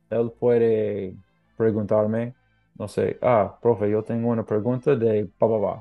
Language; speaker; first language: Spanish; non-native, learner; English